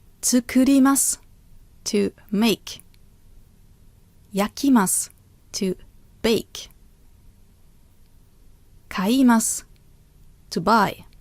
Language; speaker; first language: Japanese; non-native, fluent; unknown